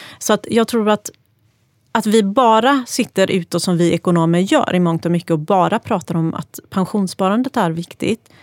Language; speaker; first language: Swedish; early bilingual, other home language; Persian